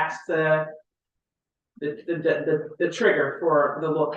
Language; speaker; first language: English; native; English